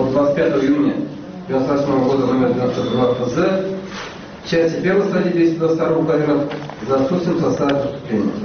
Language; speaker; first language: Russian; native; Russian